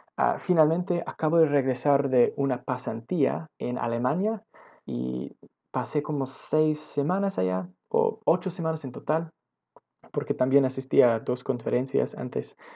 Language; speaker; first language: Spanish; non-native, learner; English